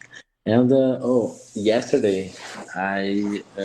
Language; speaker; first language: English; non-native, learner; Portuguese